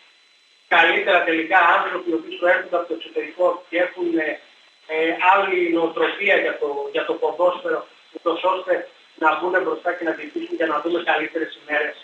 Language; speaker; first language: Greek; native; Greek